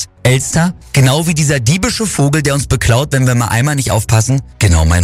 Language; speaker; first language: German; native; German